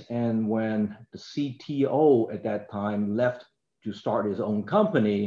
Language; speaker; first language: English; non-native, local second language; Cantonese